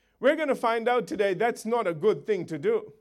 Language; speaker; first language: English; native; English